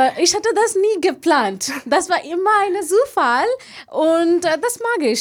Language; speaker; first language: German; non-native, learner; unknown